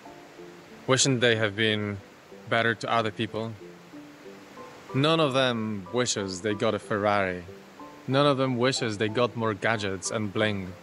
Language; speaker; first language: English; non-native, fluent; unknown